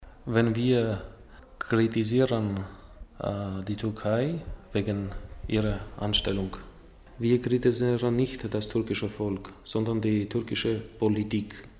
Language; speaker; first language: German; non-native, fluent; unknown